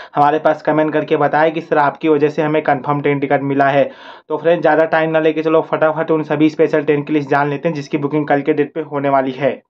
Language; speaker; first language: Hindi; native; Hindi